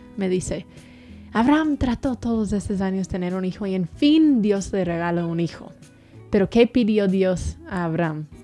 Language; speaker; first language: Spanish; non-native, fluent; English